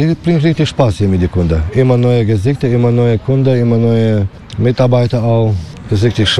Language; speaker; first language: German; non-native, learner; Romanian